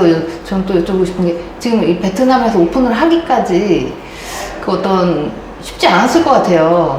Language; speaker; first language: Korean; native; Korean